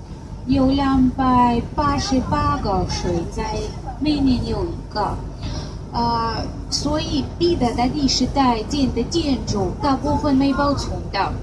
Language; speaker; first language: Chinese; non-native, fluent; Russian